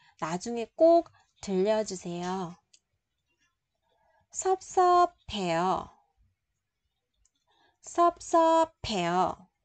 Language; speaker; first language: Korean; non-native, fluent; Vietnamese